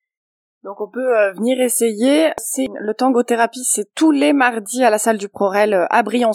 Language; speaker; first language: French; native; French